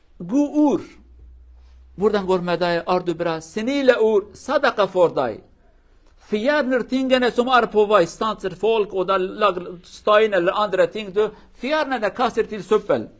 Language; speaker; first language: Swedish; non-native, learner; Kurdish